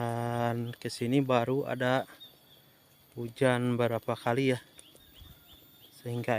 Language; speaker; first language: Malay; non-native, local second language; Sundanese